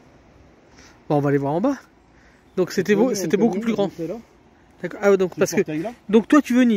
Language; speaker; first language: French; native; French